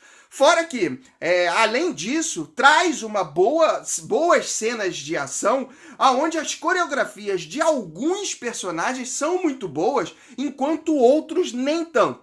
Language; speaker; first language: Portuguese; native; Portuguese